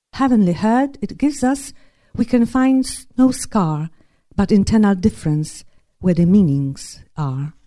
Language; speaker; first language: English; non-native, fluent; Polish